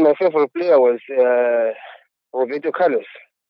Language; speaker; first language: English; non-native, local second language; Shona